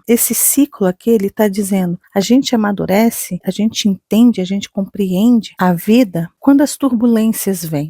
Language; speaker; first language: Portuguese; native; Portuguese